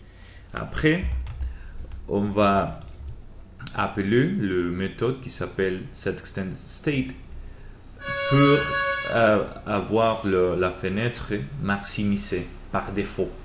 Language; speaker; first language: French; non-native, learner; Spanish